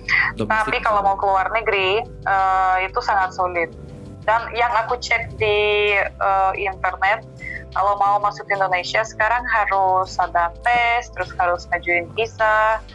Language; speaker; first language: Indonesian; non-native, fluent; Russian